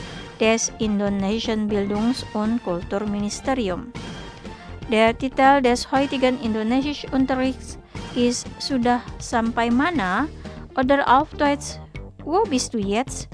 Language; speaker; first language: German; non-native, fluent; Indonesian